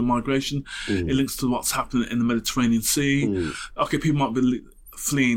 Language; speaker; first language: English; native; English